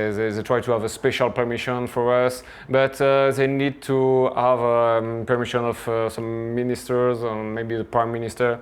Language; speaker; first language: English; non-native, fluent; French